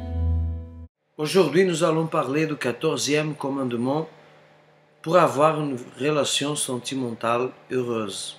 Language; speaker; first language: French; non-native, fluent; Portuguese